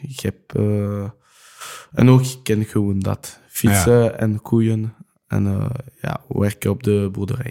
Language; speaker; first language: Dutch; non-native, local second language; French